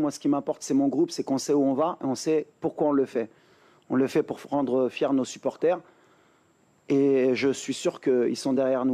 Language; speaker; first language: French; native; French